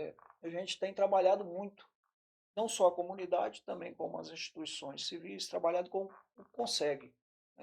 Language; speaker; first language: Portuguese; native; Portuguese